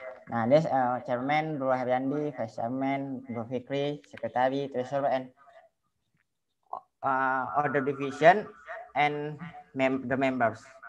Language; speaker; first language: English; non-native, learner; Indonesian